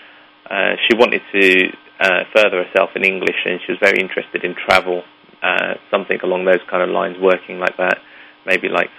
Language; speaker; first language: English; native; English